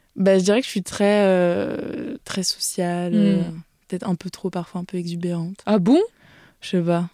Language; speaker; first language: French; native; French